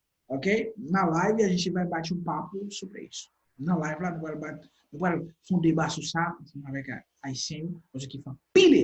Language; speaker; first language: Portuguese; non-native, fluent; Haitian Creole